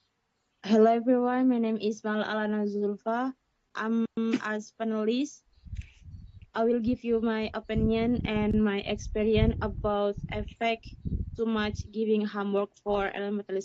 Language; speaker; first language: English; non-native, learner; Indonesian